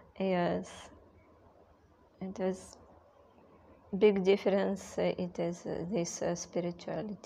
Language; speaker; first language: English; non-native, learner; Russian